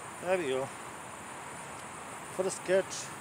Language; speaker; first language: English; non-native, learner; Croatian